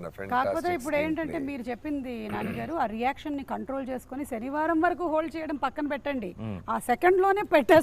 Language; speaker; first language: Telugu; native; Telugu